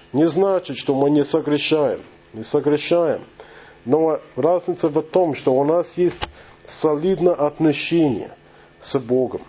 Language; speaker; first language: Russian; non-native, fluent; English